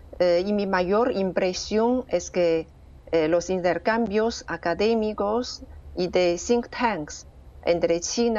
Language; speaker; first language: Spanish; non-native, fluent; Chinese